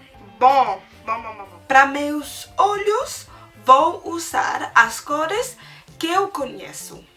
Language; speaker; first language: Portuguese; non-native, learner; French